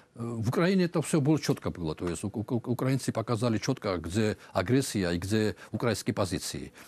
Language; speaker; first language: Russian; non-native, local second language; Georgian